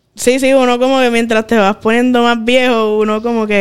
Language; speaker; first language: Spanish; native; Spanish